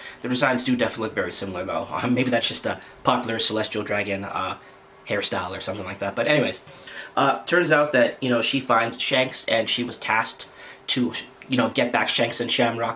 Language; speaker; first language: English; native; English